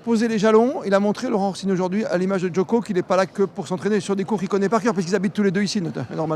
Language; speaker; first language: French; native; French